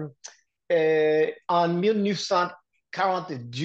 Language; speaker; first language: French; non-native, learner; English